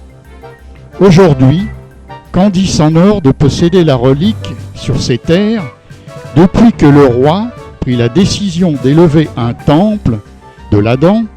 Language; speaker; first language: French; native; French